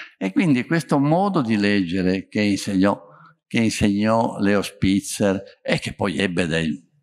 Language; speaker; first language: Italian; native; Italian